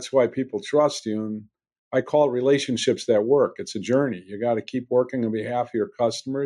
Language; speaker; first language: English; native; English